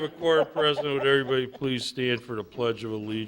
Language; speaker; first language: English; native; English